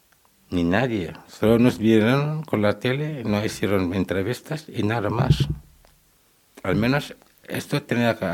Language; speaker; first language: Spanish; non-native, learner; Wolof